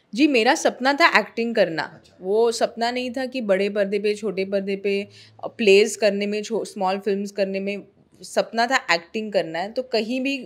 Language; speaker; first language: Hindi; non-native, local second language; Marathi